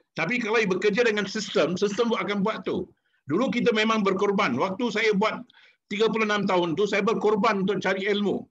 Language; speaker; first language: Malay; non-native, local second language; Tamil